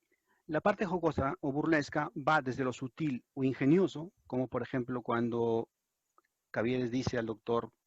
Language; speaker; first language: Spanish; native; Spanish